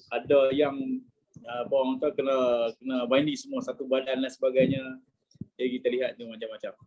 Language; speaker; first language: Malay; native; Malay